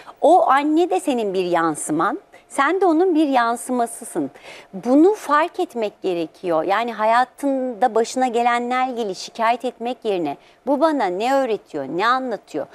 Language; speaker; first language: Turkish; native; Turkish